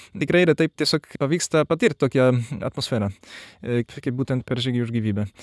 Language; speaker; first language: Lithuanian; native; Lithuanian